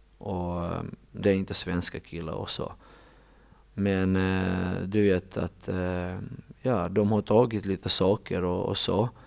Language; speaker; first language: Swedish; non-native, fluent; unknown